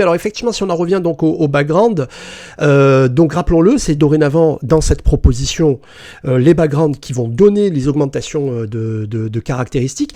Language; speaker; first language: French; native; French